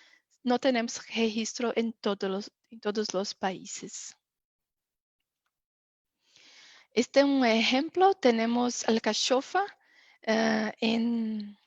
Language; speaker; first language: Spanish; non-native, fluent; Portuguese